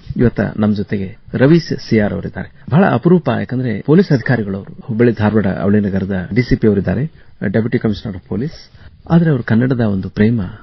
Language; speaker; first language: Kannada; native; Kannada